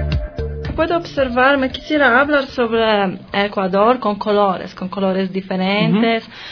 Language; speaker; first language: Spanish; non-native, learner; Polish